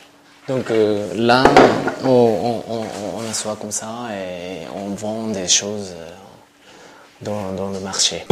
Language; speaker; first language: French; non-native, learner; Japanese